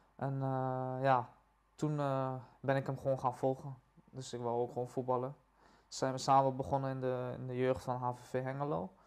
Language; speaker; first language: Dutch; early bilingual, other home language; Persian